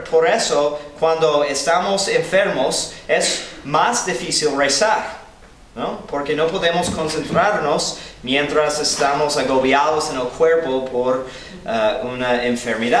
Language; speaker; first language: Spanish; non-native, fluent; English